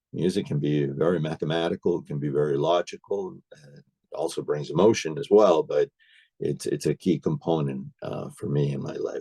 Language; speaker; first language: English; native; English